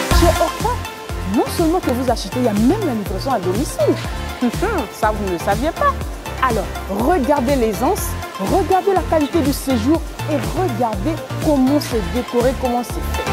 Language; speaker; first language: French; non-native, local second language; Lingala